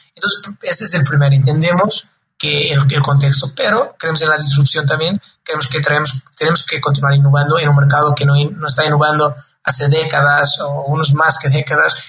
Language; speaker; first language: Spanish; non-native, fluent; Portuguese